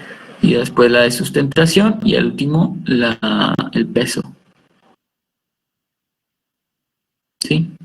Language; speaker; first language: Spanish; native; Spanish